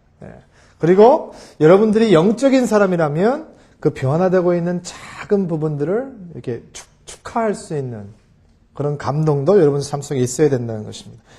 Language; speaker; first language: Korean; early bilingual, heritage; Korean